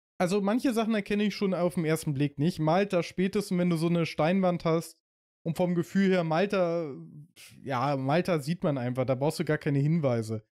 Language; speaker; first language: German; native; German